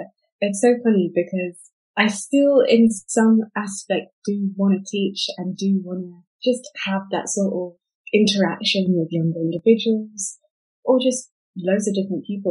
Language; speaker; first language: English; native; English